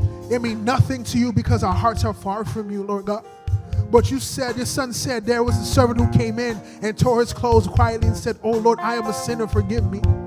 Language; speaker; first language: English; early bilingual, other home language; Haitian Creole